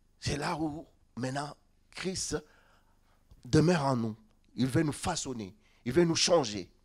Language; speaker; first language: French; non-native, local second language; Lingala